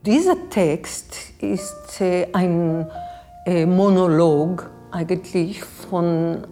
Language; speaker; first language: German; non-native, fluent; Hebrew